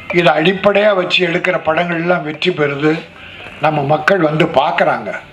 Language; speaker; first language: Tamil; native; Tamil